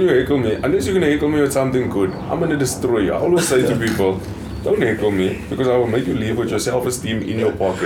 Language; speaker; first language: English; native; English